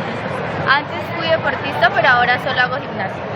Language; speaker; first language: Spanish; native; Spanish